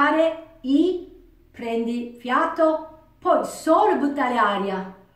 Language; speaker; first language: Italian; non-native, learner; Japanese